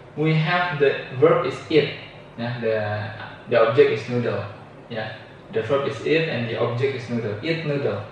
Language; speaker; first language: English; non-native, fluent; Indonesian